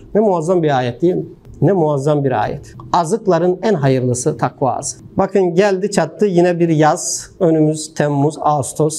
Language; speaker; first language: Turkish; native; Turkish